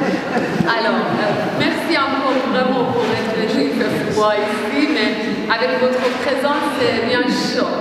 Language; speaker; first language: French; non-native, learner; Persian